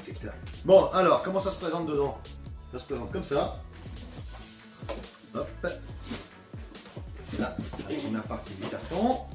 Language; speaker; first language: French; native; French